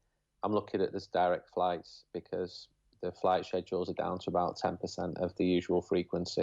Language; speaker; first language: English; native; English